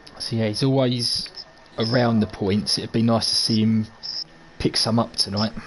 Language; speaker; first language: English; native; English